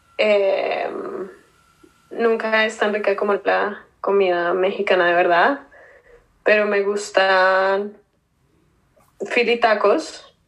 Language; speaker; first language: Spanish; native; Spanish